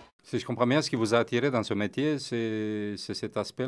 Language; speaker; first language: French; non-native, fluent; Romanian